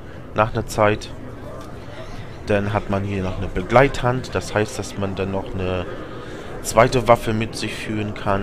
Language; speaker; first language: German; native; German